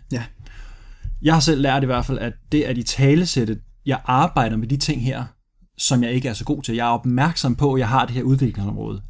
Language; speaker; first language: Danish; early bilingual, other home language; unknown